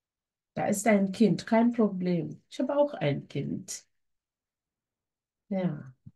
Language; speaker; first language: German; non-native, fluent; Sinhala